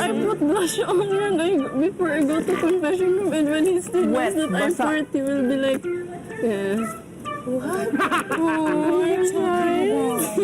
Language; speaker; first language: English; non-native, local second language; Filipino